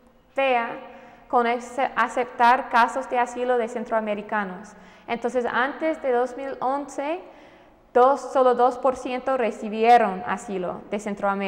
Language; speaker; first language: Spanish; non-native, fluent; English